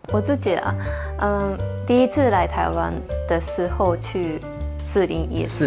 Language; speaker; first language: Chinese; non-native, fluent; Japanese